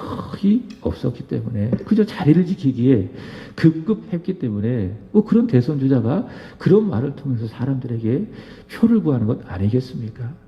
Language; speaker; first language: Korean; native; Korean